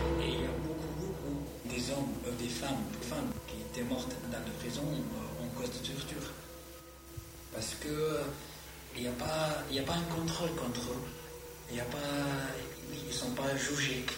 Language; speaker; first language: French; non-native, learner; Arabic